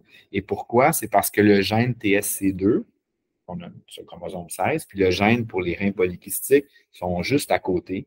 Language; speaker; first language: French; native; French